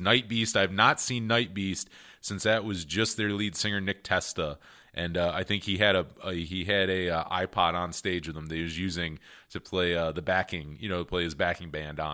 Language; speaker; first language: English; native; English